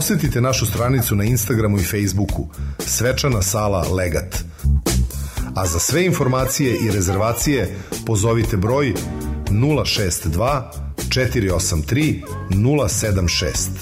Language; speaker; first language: Serbian; native; Serbian